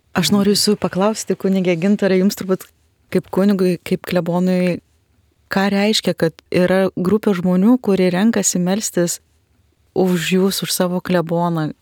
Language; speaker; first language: Lithuanian; native; Lithuanian